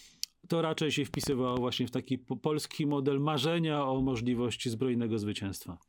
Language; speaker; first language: Polish; native; Polish